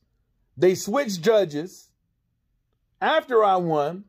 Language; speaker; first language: English; native; English